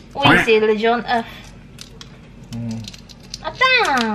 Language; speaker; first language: French; non-native, learner; Indonesian